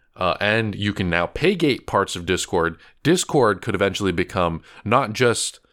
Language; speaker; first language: English; native; English